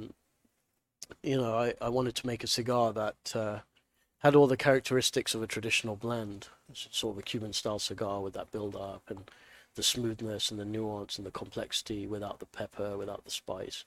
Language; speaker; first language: English; native; English